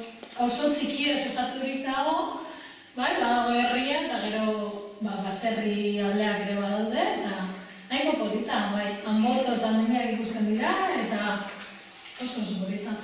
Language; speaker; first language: Basque; non-native, local second language; Spanish